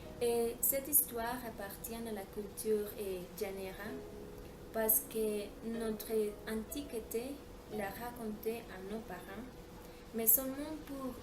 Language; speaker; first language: French; non-native, learner; Spanish